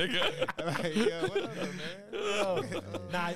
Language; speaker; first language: English; native; English